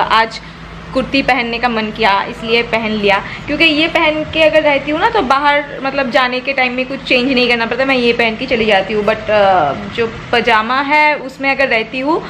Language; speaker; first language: Hindi; non-native, local second language; Bangla